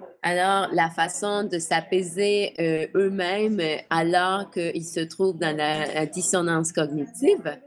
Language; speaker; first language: French; native; French